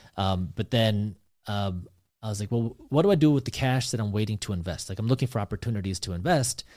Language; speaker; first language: English; early bilingual, other home language; Punjabi